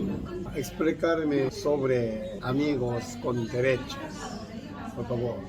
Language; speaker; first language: Spanish; non-native, learner; Korean